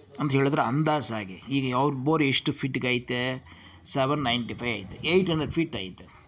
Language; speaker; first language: Kannada; non-native, local second language; Tamil